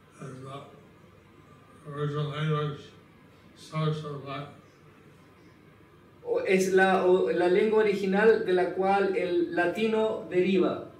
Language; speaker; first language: Spanish; non-native, learner; English